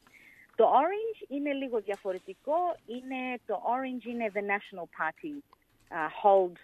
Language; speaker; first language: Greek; early bilingual, heritage; English